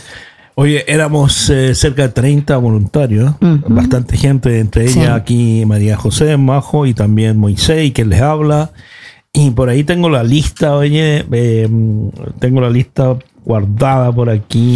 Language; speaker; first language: Spanish; native; Spanish